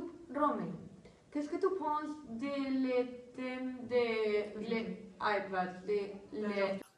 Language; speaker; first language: French; non-native, learner; Spanish